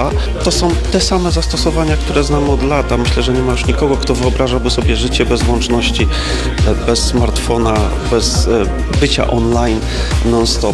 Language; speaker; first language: Polish; native; Polish